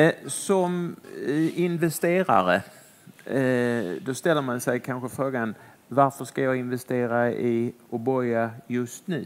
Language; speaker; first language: Swedish; native; Swedish